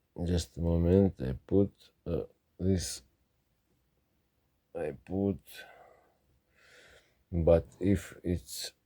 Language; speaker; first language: English; non-native, learner; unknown